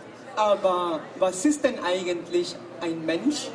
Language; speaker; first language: German; non-native, fluent; Spanish